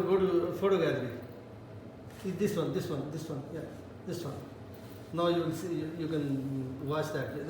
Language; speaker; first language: English; non-native, local second language; Urdu